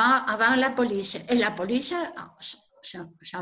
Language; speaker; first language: French; non-native, learner; Spanish